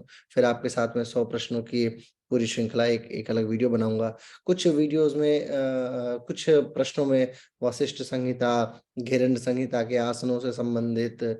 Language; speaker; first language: Hindi; native; Hindi